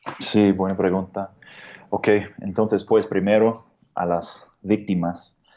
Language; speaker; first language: Spanish; non-native, fluent; English